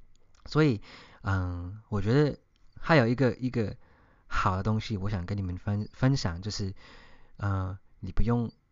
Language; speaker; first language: Chinese; early bilingual, heritage; English